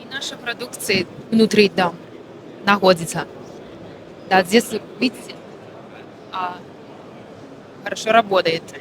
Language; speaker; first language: Russian; non-native, learner; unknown